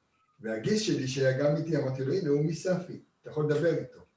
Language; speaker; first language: Hebrew; early bilingual, other home language; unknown